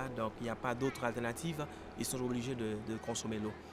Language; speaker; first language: French; non-native, local second language; Haitian Creole